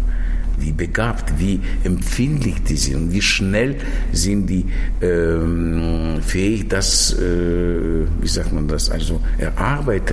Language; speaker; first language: German; non-native, fluent; Russian